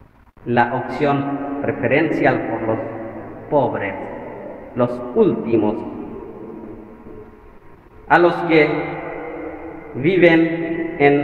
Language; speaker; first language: Spanish; non-native, fluent; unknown